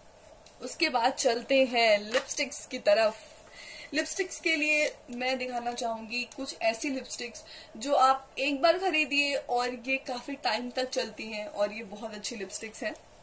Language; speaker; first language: Hindi; native; Hindi